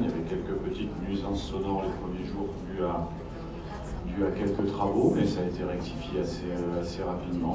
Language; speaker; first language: French; native; French